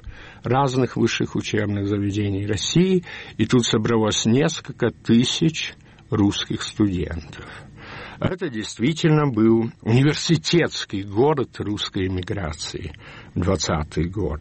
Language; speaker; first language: Russian; early bilingual, heritage; Russian